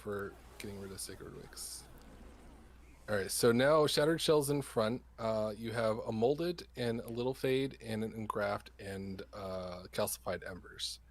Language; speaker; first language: English; native; English